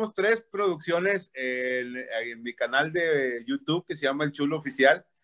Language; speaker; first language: Spanish; native; Spanish